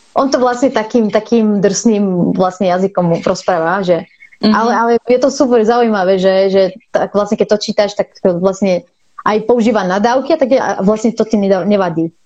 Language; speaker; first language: Slovak; non-native, fluent; Arabic